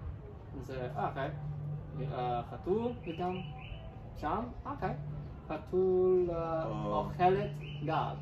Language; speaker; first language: Hebrew; non-native, learner; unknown